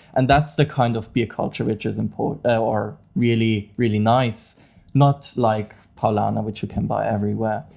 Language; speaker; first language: English; non-native, fluent; German